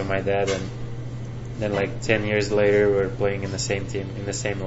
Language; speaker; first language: English; non-native, fluent; Finnish